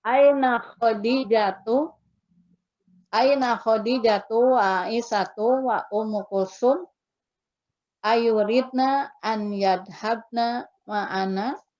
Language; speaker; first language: Arabic; non-native, learner; Indonesian